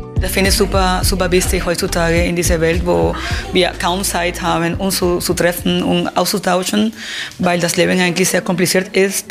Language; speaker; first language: German; non-native, fluent; Spanish